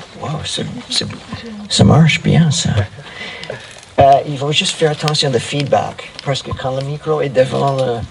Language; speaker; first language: French; non-native, fluent; English